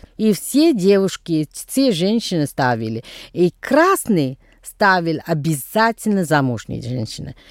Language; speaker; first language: Russian; non-native, fluent; Tamil